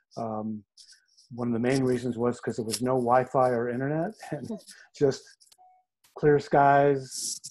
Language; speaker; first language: English; native; English